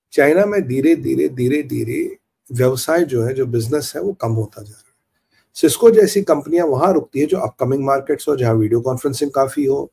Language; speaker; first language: Hindi; native; Hindi